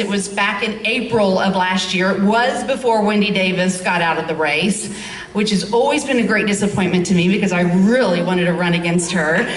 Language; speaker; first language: English; native; English